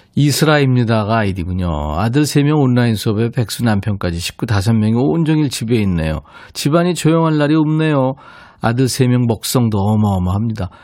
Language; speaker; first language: Korean; native; Korean